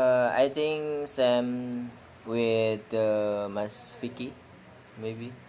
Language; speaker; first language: English; non-native, learner; Indonesian